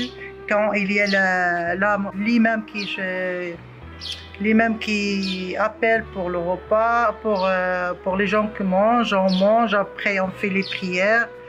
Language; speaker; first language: French; non-native, local second language; Arabic